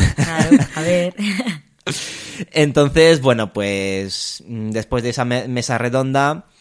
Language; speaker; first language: Spanish; non-native, fluent; Romanian